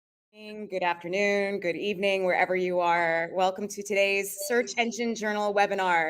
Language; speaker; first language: English; native; English